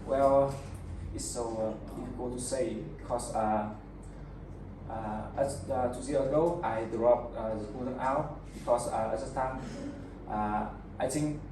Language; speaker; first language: English; non-native, learner; Vietnamese